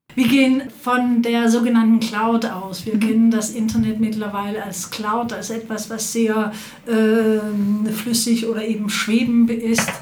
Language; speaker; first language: German; non-native, fluent; Danish